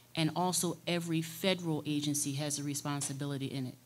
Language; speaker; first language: English; native; English